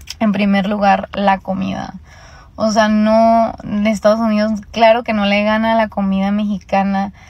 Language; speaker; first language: Spanish; early bilingual, heritage; Spanish